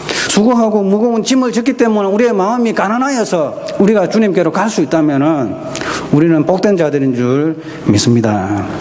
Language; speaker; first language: Korean; native; Korean